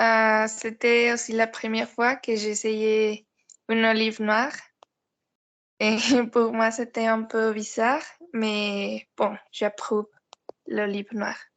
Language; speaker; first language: French; non-native, learner; Spanish